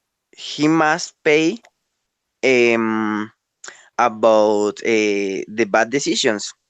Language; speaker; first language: English; non-native, learner; Spanish